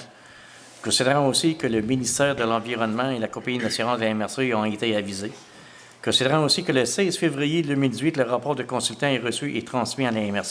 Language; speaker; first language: French; native; French